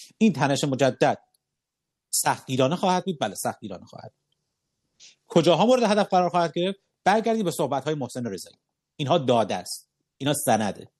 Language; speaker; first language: Persian; native; Persian